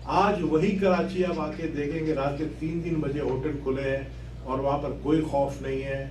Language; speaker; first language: Urdu; non-native, local second language; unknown